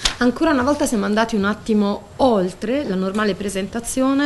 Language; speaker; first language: Italian; native; Italian